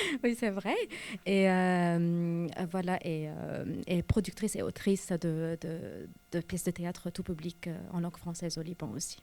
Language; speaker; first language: French; non-native, local second language; Arabic